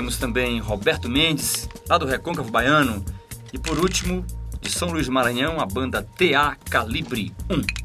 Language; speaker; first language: Portuguese; native; Portuguese